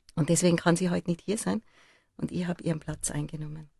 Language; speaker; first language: German; native; German